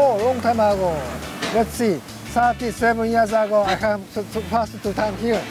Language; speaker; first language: English; non-native, learner; Japanese